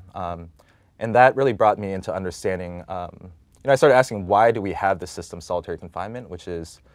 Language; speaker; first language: English; native; English